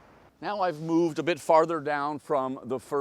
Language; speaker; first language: English; native; English